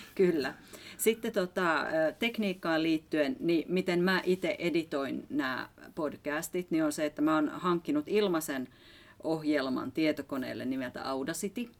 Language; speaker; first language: Finnish; native; Finnish